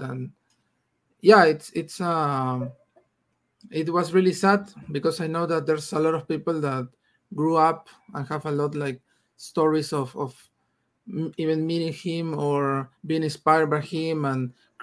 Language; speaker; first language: English; non-native, fluent; Spanish